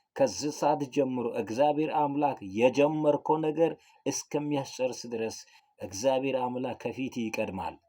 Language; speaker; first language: Amharic; non-native, local second language; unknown